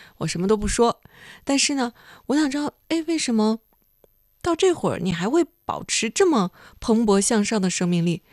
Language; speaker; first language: Chinese; native; Chinese